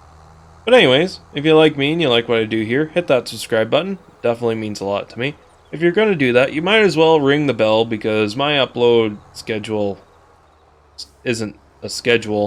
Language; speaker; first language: English; native; English